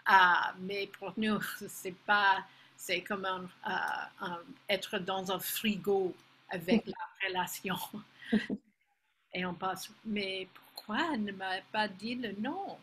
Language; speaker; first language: French; non-native, fluent; English